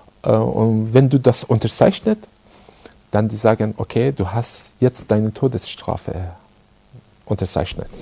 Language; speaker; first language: German; non-native, learner; Persian